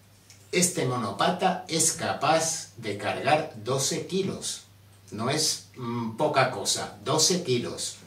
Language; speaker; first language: Spanish; native; Spanish